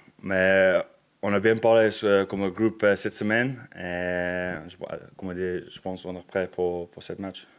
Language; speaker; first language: French; non-native, learner; English